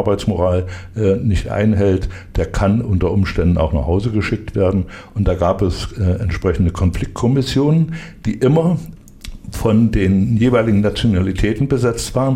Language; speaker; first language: German; native; German